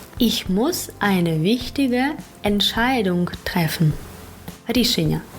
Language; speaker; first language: German; non-native, fluent; Ukrainian